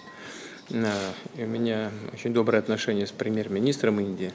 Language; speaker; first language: Russian; native; Russian